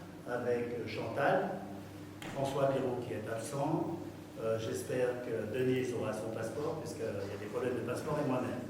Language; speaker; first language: French; native; French